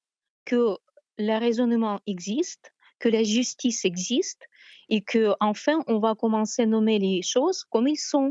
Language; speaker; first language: French; non-native, fluent; Ukrainian